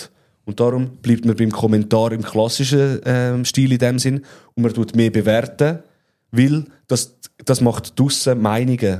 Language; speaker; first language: German; native; German